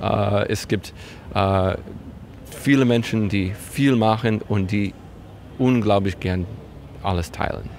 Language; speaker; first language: German; non-native, fluent; English